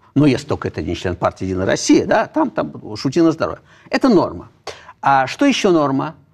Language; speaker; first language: Russian; native; Russian